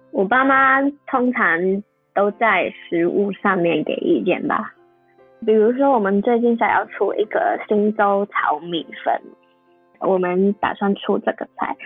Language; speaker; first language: Chinese; non-native, fluent; Cantonese